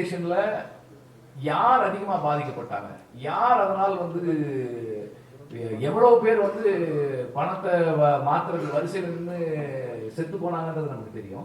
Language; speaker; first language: Tamil; native; Tamil